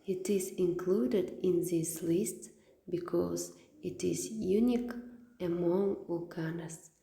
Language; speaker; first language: English; non-native, fluent; Kazakh